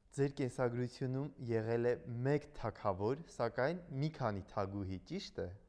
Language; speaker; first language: Armenian; native; Armenian